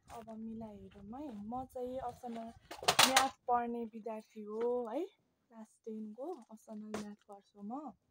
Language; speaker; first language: Nepali; non-native, local second language; Limbu